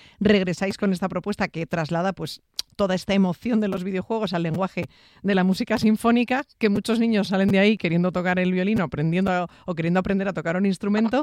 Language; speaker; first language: Spanish; native; Spanish